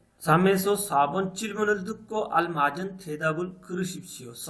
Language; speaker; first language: Korean; non-native, fluent; Urdu